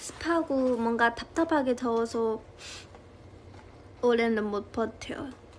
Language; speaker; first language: Korean; non-native, fluent; Chinese